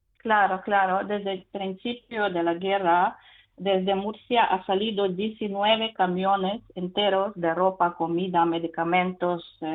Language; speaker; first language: Spanish; non-native, fluent; Ukrainian